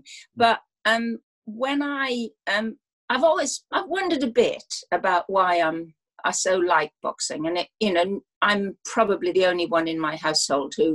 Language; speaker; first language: English; native; English